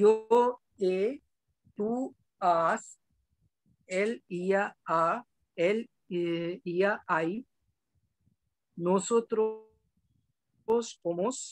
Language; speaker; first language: Spanish; non-native, learner; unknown